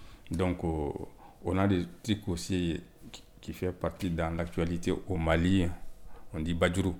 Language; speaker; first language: French; non-native, local second language; Bambara